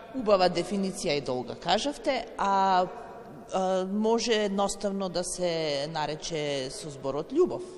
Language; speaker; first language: Macedonian; native; Macedonian